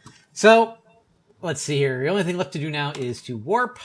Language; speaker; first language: English; native; English